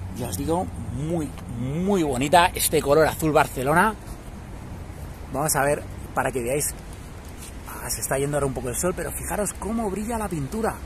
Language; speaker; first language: Spanish; native; Spanish